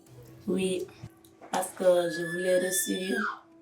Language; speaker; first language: French; non-native, local second language; Mandingo